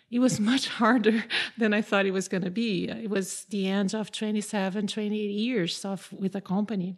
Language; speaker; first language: English; non-native, fluent; Portuguese